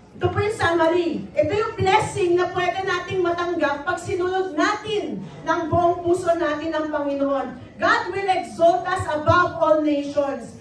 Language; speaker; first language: Filipino; native; Filipino